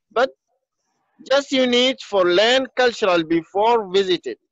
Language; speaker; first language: English; non-native, learner; Arabic